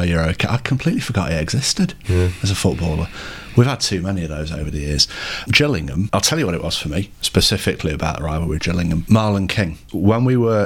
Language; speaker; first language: English; native; English